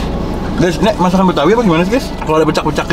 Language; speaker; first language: Indonesian; native; Indonesian